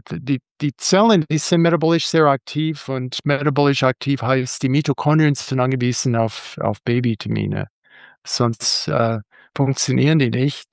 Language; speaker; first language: German; non-native, fluent; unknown